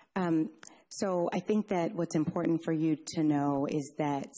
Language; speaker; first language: English; native; English